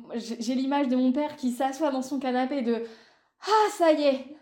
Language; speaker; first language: French; native; French